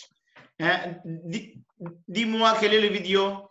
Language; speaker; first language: French; non-native, fluent; Tamil